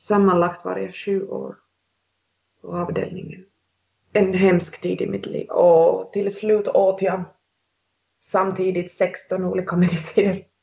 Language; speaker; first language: Swedish; non-native, local second language; Finnish